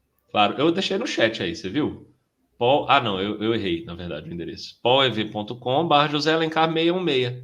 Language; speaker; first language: Portuguese; native; Portuguese